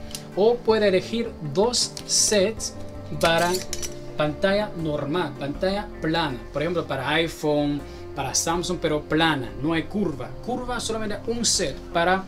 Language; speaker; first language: Spanish; non-native, learner; Chinese